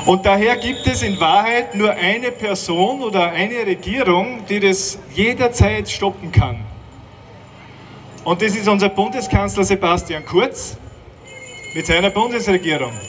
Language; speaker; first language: German; native; German